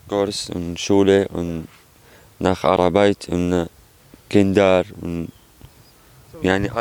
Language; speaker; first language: German; non-native, learner; Arabic